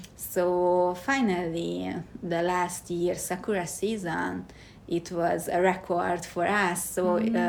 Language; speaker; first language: English; non-native, fluent; Hungarian